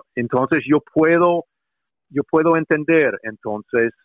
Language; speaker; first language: Spanish; non-native, fluent; English